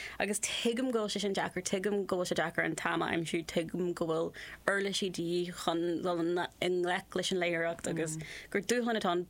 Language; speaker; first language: Irish; non-native, local second language; English